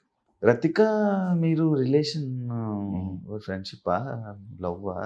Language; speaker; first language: Telugu; native; Telugu